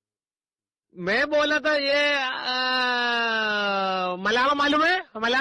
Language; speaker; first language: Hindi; non-native, local second language; Malayalam